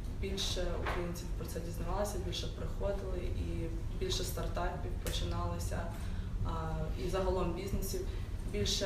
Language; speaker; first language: Ukrainian; non-native, local second language; English